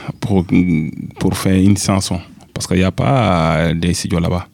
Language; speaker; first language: French; non-native, local second language; Wolof